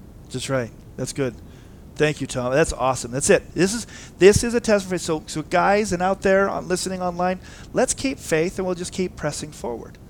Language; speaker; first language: English; native; English